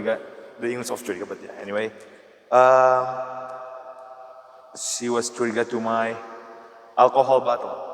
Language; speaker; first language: English; non-native, learner; Indonesian